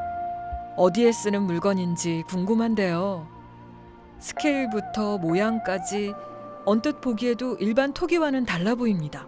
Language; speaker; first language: Korean; native; Korean